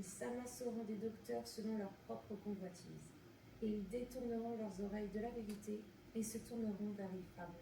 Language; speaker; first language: French; native; French